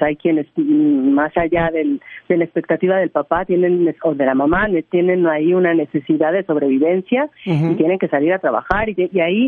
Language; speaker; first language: Spanish; native; Spanish